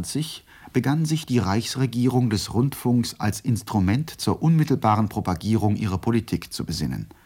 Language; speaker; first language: German; native; German